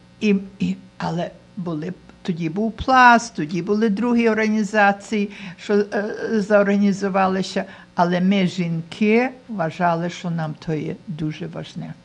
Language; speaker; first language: Ukrainian; early bilingual, heritage; Ukrainian